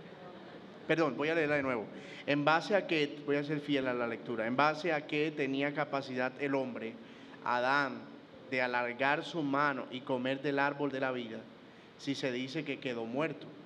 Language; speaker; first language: Spanish; native; Spanish